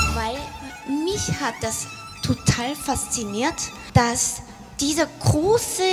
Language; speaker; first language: German; non-native, fluent; Korean